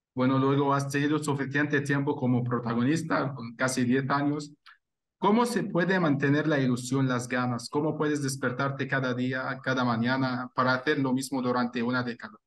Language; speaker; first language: Spanish; non-native, fluent; Arabic